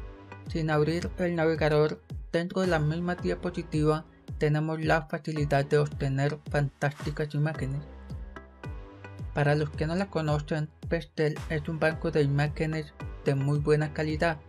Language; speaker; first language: Spanish; native; Spanish